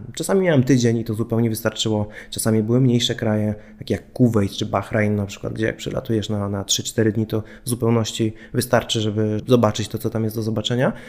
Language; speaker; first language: Polish; native; Polish